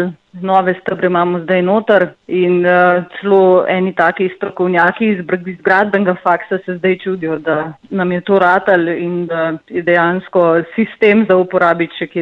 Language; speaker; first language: Slovenian; native; Slovenian